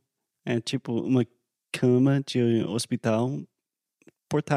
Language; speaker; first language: Portuguese; non-native, fluent; English